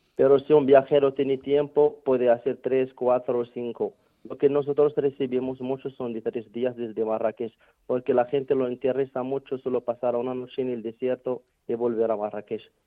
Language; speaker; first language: Spanish; non-native, fluent; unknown